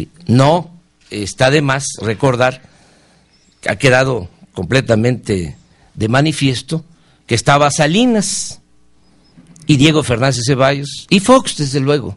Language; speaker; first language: Spanish; native; Spanish